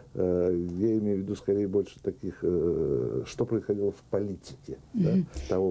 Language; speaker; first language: Russian; native; Russian